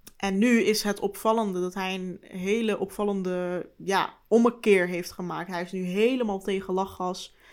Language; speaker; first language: Dutch; early bilingual, other home language; Turkish